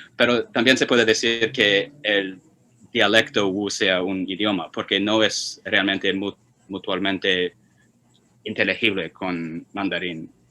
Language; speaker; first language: Spanish; non-native, fluent; Chinese